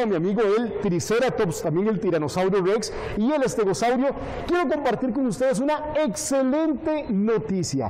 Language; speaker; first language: Spanish; native; Spanish